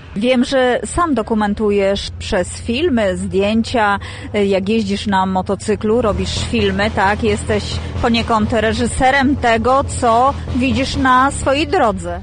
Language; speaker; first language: Polish; native; Polish